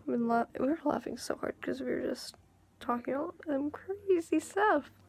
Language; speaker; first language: English; native; English